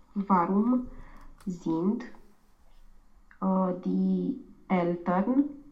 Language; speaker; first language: German; non-native, learner; Romanian